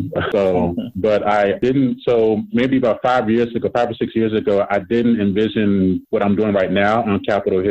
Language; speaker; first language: English; native; English